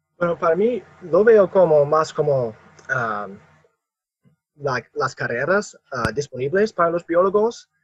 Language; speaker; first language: Spanish; non-native, fluent; English